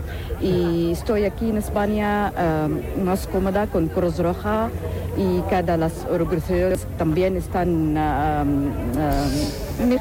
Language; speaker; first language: Spanish; non-native, learner; Arabic